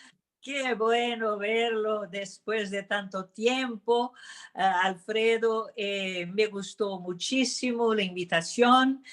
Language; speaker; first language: Spanish; non-native, fluent; Portuguese